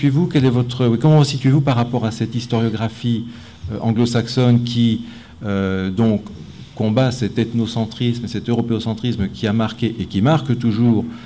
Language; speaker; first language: French; native; French